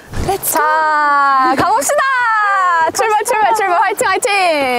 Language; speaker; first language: Korean; native; Korean